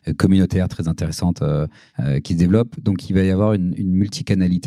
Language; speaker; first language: French; native; French